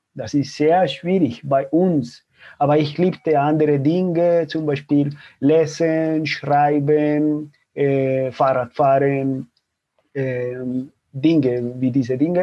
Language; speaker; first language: German; non-native, fluent; Spanish